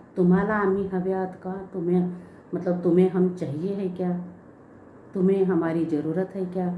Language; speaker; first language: Hindi; non-native, local second language; Marathi